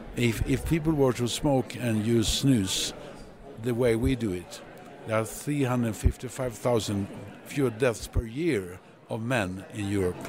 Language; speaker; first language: English; non-native, fluent; Swedish